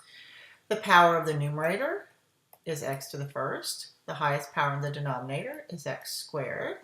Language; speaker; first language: English; native; English